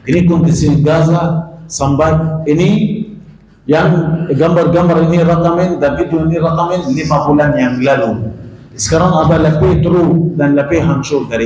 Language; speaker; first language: Indonesian; non-native, fluent; Arabic